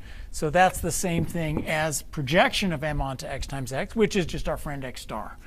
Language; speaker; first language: English; native; English